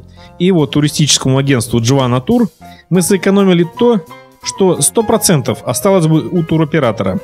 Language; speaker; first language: Russian; native; Russian